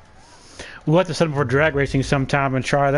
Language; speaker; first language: English; native; English